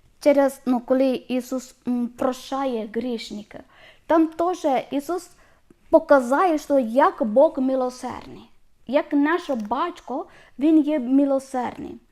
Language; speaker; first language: Ukrainian; non-native, learner; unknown